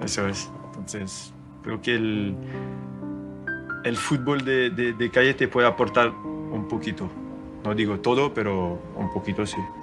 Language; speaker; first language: Spanish; non-native, learner; French